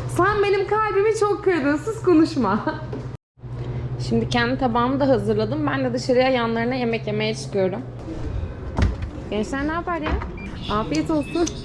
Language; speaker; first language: Turkish; native; Turkish